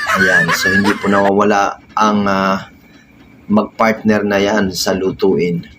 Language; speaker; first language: Filipino; native; Filipino